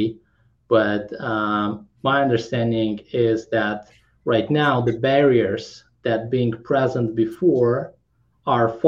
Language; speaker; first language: English; non-native, fluent; Kazakh